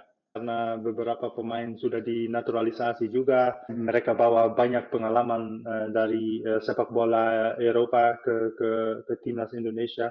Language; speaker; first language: Indonesian; non-native, fluent; Dutch